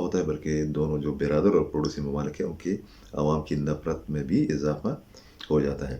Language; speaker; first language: Urdu; native; Urdu